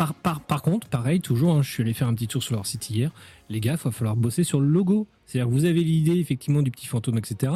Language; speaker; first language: French; native; French